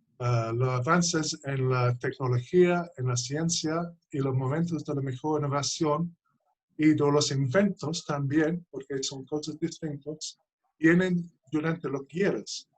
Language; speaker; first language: Spanish; non-native, fluent; English